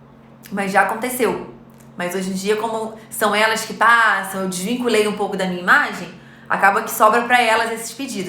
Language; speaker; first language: Portuguese; native; Portuguese